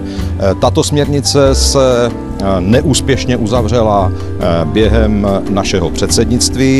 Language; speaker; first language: Czech; native; Czech